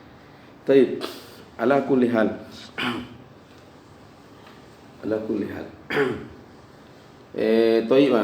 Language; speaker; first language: Arabic; non-native, fluent; Indonesian